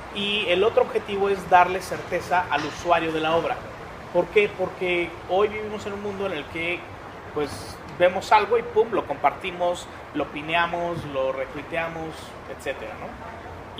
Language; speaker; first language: Spanish; native; Spanish